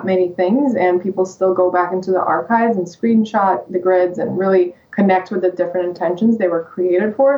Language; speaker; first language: English; non-native, fluent; Russian